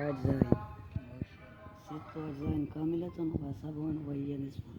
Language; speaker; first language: Arabic; non-native, learner; Urdu